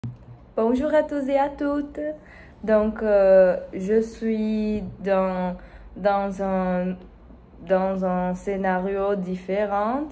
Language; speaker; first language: French; non-native, learner; Spanish